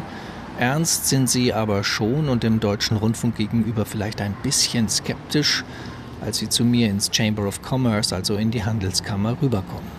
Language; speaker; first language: German; native; German